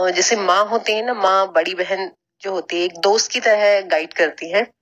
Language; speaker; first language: Hindi; native; Hindi